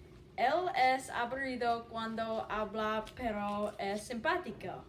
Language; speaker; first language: Spanish; non-native, learner; English